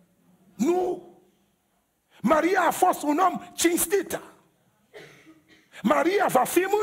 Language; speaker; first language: Romanian; non-native, learner; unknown